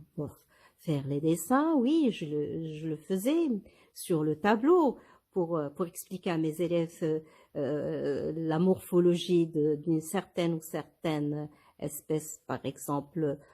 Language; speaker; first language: French; non-native, local second language; Arabic